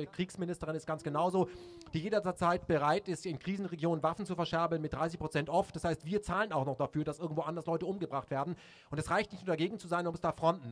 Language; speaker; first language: German; native; German